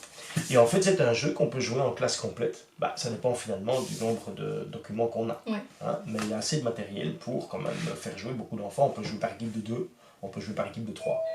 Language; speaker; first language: French; native; French